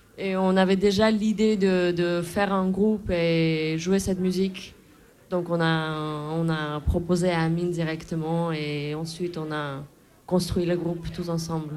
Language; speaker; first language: French; non-native, fluent; Armenian